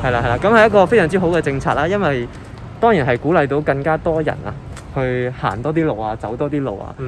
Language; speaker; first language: Cantonese; native; Cantonese